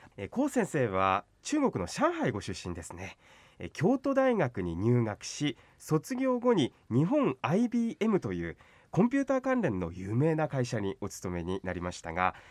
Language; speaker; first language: Japanese; native; Japanese